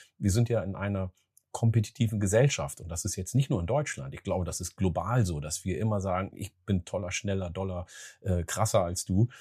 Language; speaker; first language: German; early bilingual, other home language; Oromo